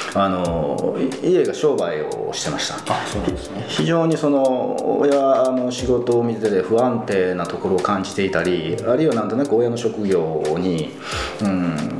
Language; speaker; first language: Japanese; native; Japanese